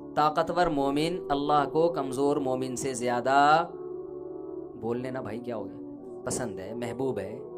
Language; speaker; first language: Urdu; native; Urdu